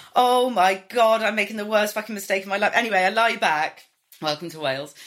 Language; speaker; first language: English; native; English